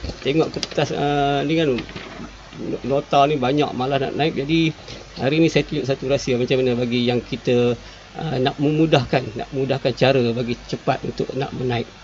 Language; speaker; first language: Malay; native; Malay